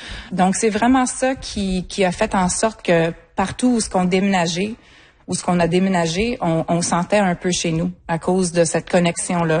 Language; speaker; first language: French; native; French